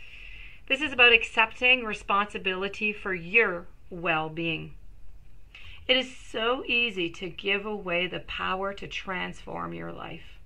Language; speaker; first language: English; non-native, local second language; French